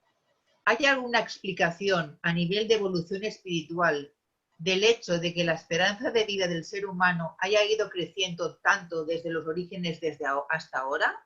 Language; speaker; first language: Spanish; native; Spanish